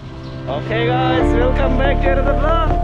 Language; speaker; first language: English; non-native, fluent; Nepali